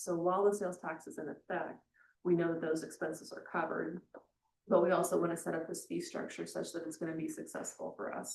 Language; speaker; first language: English; native; English